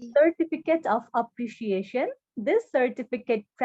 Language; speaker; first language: English; non-native, local second language; Nepali